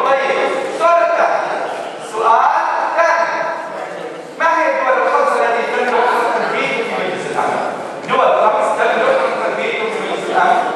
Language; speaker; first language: Arabic; native; Arabic